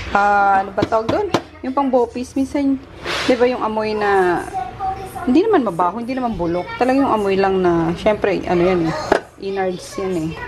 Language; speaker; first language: Filipino; non-native, local second language; Bikol